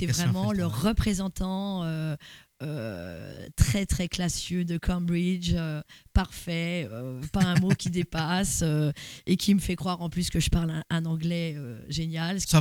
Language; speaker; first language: French; native; French